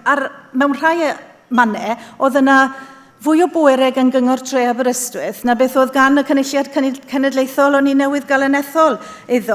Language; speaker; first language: Welsh; native; Welsh